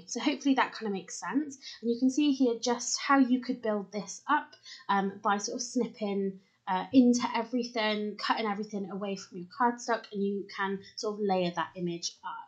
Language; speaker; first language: English; native; English